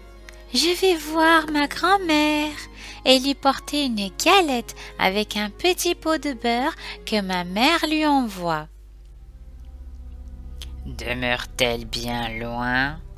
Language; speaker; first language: French; native; French